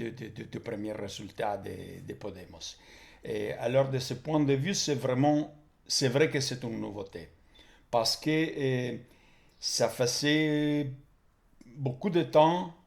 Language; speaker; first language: French; non-native, fluent; Italian